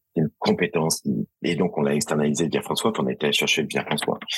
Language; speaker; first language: French; native; French